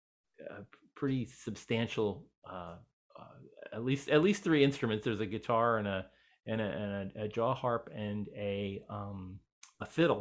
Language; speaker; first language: English; native; English